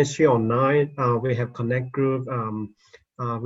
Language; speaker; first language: English; non-native, local second language; Cantonese